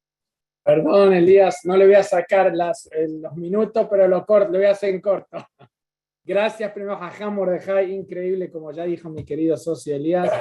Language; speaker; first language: Spanish; native; Spanish